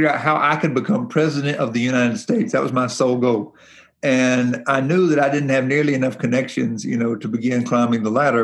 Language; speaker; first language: English; native; English